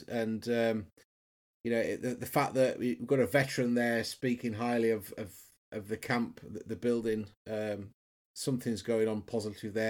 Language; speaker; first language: English; native; English